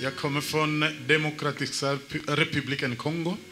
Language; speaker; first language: Swedish; non-native, fluent; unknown